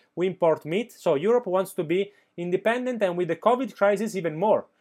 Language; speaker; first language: English; non-native, fluent; Italian